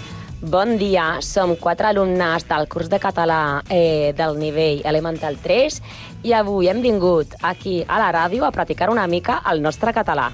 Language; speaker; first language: Catalan; non-native, learner; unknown